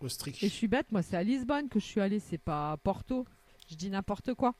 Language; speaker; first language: French; native; French